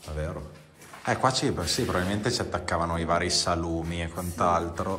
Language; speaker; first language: Italian; native; Italian